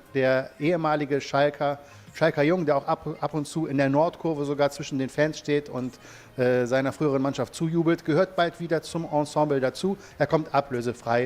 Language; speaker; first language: German; native; German